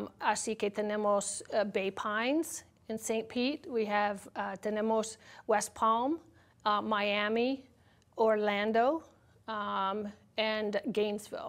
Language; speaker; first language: Spanish; non-native, learner; English